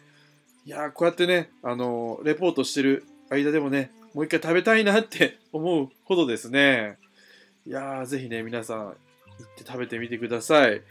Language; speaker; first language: Japanese; native; Japanese